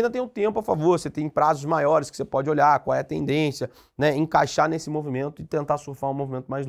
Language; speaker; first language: Portuguese; native; Portuguese